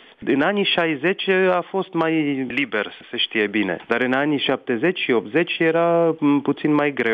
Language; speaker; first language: Romanian; non-native, fluent; Czech